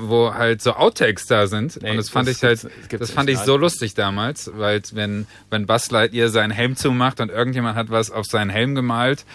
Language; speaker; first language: German; native; German